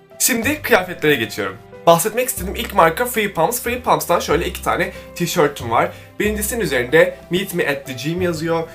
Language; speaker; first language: Turkish; native; Turkish